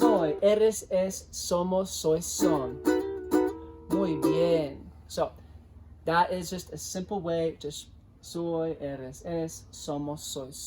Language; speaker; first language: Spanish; non-native, fluent; English